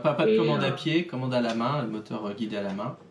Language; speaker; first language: French; native; French